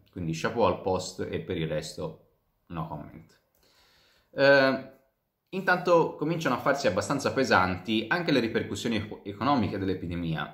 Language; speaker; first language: Italian; native; Italian